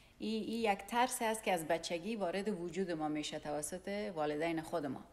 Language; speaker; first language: Persian; non-native, local second language; Pashto